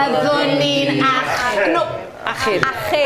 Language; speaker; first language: Welsh; non-native, learner; English